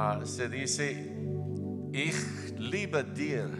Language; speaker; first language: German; non-native, learner; Spanish